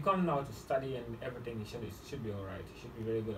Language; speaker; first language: English; non-native, fluent; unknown